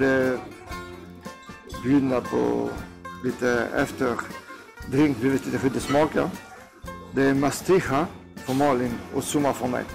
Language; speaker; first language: Swedish; non-native, fluent; Greek